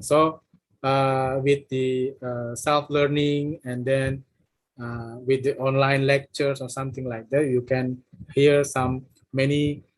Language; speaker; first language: English; non-native, fluent; Indonesian